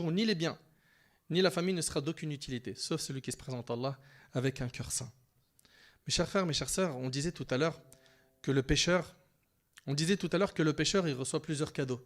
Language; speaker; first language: French; native; French